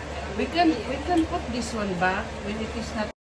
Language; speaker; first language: English; non-native, learner; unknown